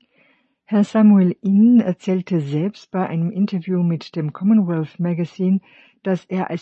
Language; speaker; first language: German; native; German